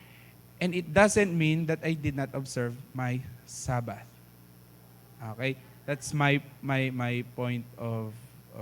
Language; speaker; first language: English; non-native, fluent; Filipino